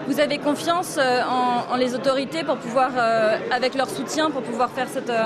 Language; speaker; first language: French; native; French